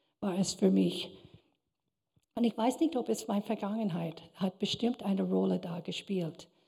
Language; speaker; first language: German; non-native, fluent; English